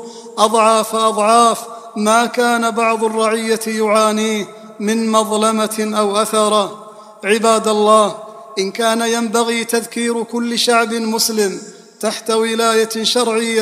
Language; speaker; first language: Arabic; native; Arabic